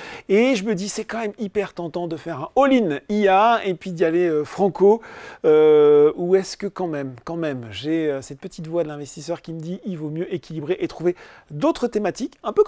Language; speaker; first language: French; native; French